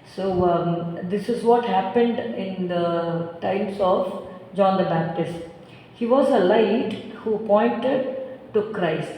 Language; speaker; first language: English; non-native, local second language; Tamil